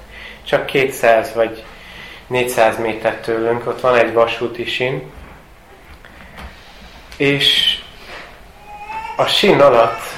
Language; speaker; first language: Hungarian; non-native, fluent; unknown